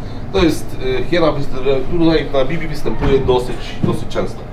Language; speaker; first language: Polish; native; Polish